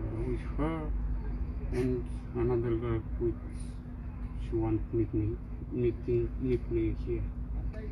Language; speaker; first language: English; non-native, learner; Romanian